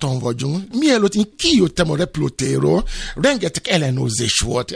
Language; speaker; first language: Hungarian; non-native, learner; Yoruba